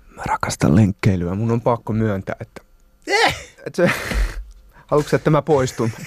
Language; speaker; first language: Finnish; native; Finnish